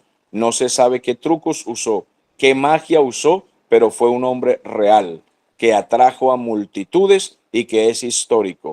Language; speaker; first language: Spanish; native; Spanish